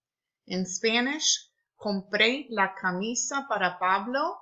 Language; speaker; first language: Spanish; non-native, fluent; English